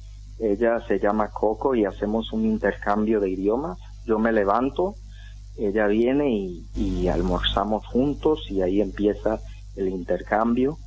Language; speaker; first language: Spanish; non-native, fluent; English